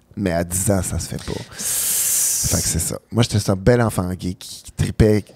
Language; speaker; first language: French; native; French